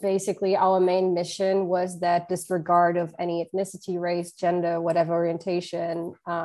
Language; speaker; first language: English; non-native, fluent; Portuguese